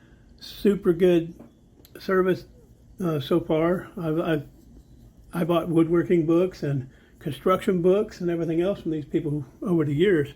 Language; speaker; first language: English; native; English